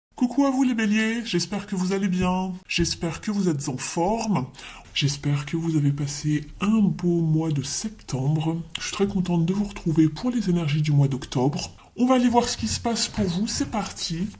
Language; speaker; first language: French; native; French